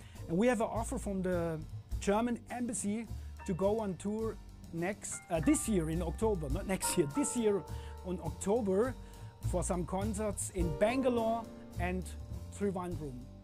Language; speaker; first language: English; non-native, fluent; German